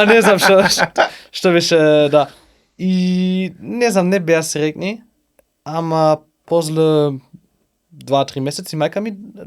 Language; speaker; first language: Macedonian; non-native, learner; German